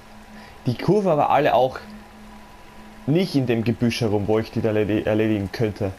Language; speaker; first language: German; native; German